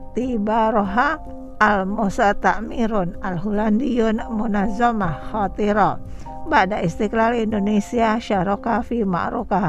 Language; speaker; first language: Arabic; non-native, fluent; Indonesian